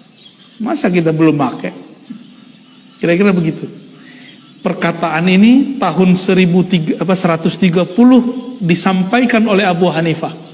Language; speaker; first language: Indonesian; native; Indonesian